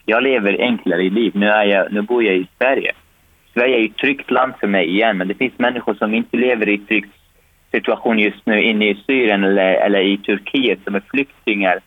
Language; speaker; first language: Swedish; non-native, fluent; Arabic